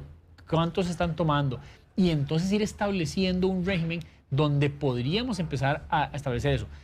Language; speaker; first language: Spanish; native; Spanish